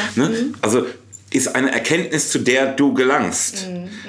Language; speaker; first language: German; native; German